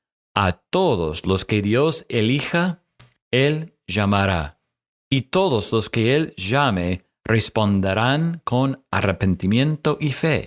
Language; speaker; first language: Spanish; non-native, fluent; English